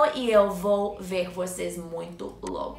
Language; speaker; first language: Portuguese; non-native, learner; English